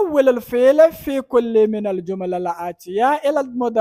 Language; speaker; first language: Arabic; non-native, fluent; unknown